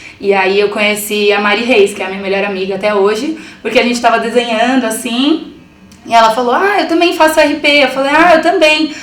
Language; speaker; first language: Portuguese; early bilingual, other home language; Spanish